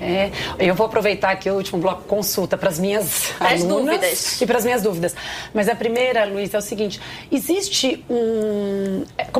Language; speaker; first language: Portuguese; native; Portuguese